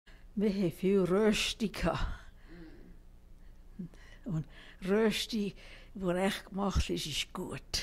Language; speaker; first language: German; early bilingual, heritage; German